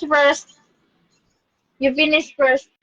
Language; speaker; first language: English; non-native, local second language; Filipino